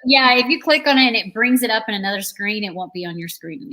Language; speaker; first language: English; native; English